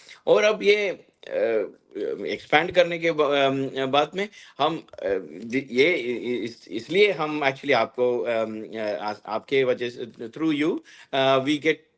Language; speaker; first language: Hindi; non-native, local second language; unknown